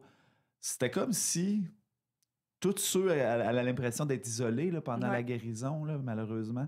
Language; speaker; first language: French; native; French